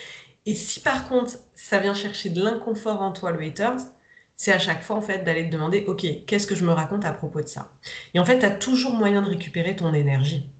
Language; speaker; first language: French; native; French